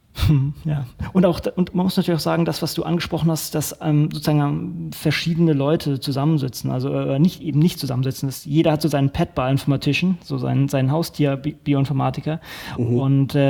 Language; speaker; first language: German; native; German